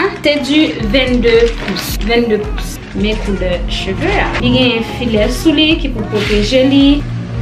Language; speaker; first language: French; non-native, local second language; Haitian Creole